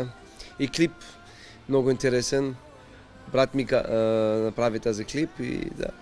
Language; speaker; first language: Bulgarian; non-native, learner; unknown